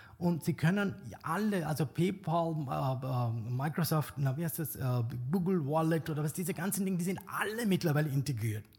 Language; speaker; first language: German; non-native, fluent; Bangla